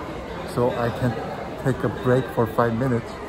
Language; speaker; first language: English; non-native, fluent; Korean